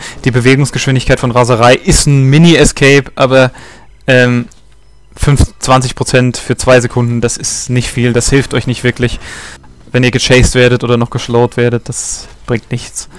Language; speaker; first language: German; native; German